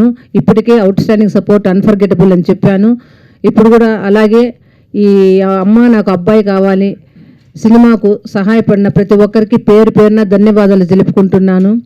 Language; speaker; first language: Telugu; native; Telugu